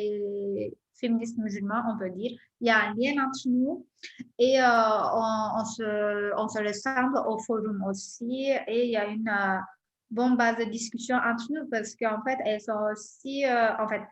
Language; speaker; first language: French; non-native, fluent; Turkish